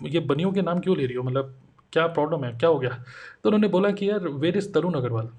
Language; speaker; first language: Hindi; native; Hindi